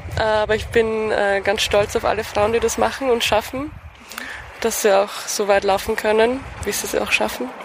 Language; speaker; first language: German; native; German